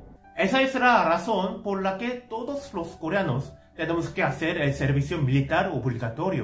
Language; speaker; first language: Spanish; non-native, fluent; Korean